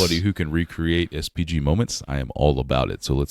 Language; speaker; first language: English; native; English